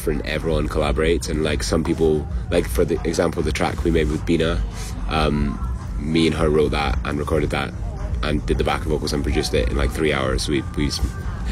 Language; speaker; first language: English; native; English